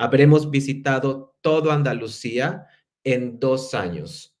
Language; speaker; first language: Spanish; non-native, fluent; English